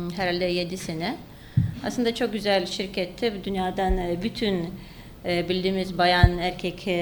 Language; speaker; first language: Turkish; non-native, fluent; Lithuanian